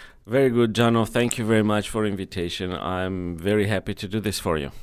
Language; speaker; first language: English; non-native, fluent; Armenian